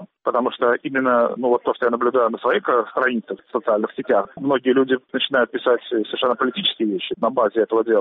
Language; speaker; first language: Russian; native; Russian